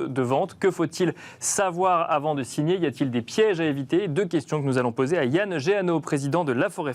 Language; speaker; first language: French; native; French